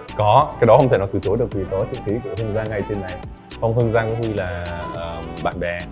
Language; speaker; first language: Vietnamese; early bilingual, heritage; Vietnamese